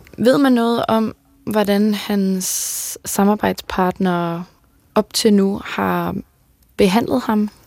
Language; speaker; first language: Danish; native; Danish